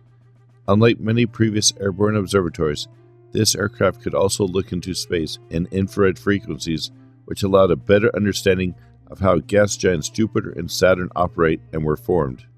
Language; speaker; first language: English; native; English